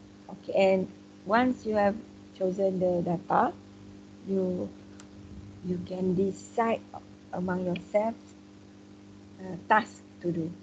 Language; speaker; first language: English; non-native, local second language; Malay